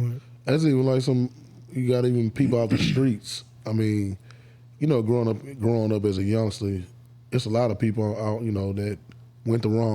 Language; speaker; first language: English; native; English